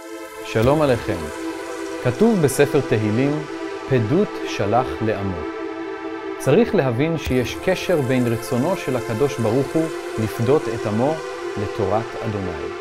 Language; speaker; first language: Hebrew; native; Hebrew